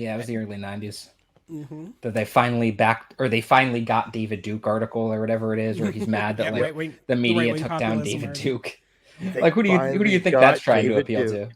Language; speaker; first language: English; native; English